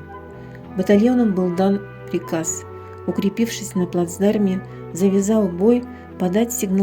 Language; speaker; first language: Russian; native; Russian